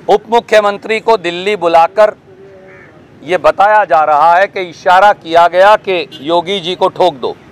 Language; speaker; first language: Hindi; native; Hindi